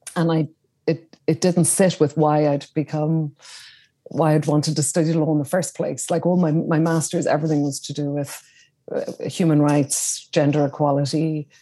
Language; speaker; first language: English; native; English